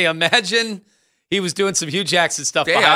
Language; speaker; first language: English; native; English